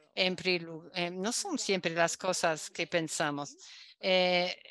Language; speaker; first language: Spanish; non-native, fluent; Dutch